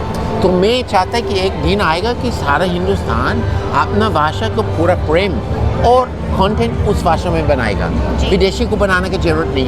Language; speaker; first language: Hindi; non-native, learner; English